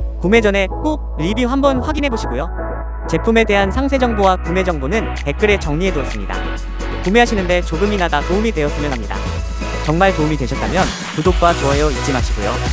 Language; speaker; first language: Korean; native; Korean